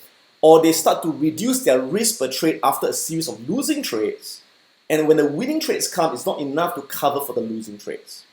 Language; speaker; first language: English; native; English